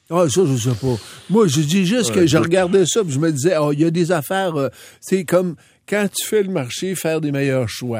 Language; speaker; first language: French; native; French